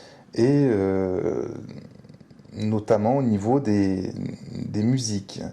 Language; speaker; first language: French; native; French